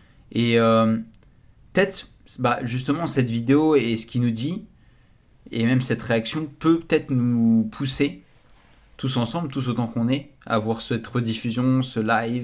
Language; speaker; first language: French; native; French